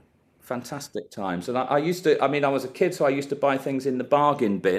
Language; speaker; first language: English; native; English